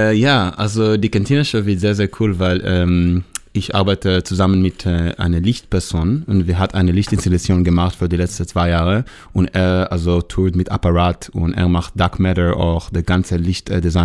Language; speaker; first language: German; non-native, learner; Hebrew